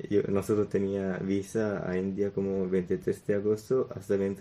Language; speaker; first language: Spanish; non-native, learner; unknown